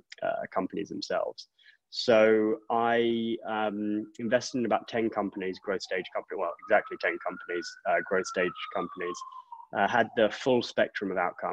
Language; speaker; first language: English; native; English